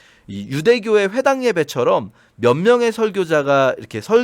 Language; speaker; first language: Korean; native; Korean